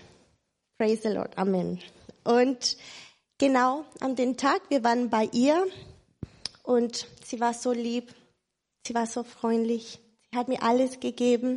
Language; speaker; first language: German; non-native, fluent; Spanish